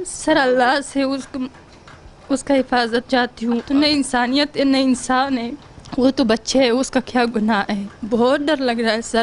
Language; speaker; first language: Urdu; non-native, learner; Pashto